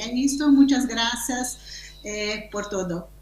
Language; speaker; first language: Spanish; non-native, learner; Portuguese